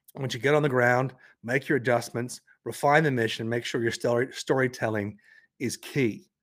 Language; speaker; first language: English; native; English